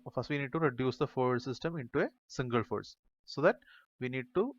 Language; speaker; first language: English; non-native, local second language; Malayalam